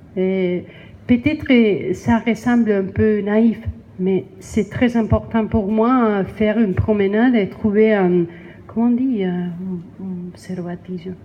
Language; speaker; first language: French; non-native, learner; Spanish